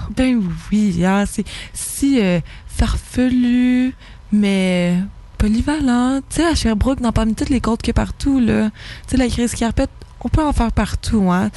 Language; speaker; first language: French; native; French